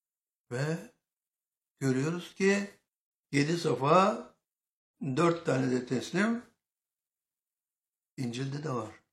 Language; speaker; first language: Turkish; native; Turkish